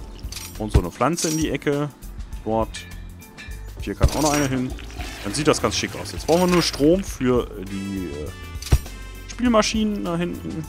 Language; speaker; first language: German; native; German